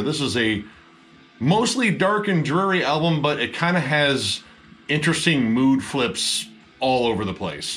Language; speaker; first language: English; native; English